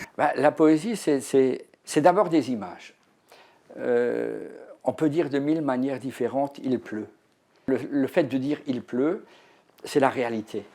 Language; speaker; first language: French; native; French